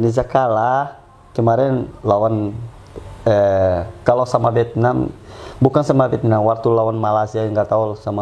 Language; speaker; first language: Indonesian; non-native, fluent; Portuguese